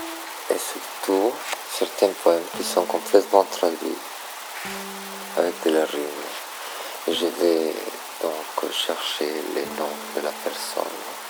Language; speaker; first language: French; non-native, fluent; Spanish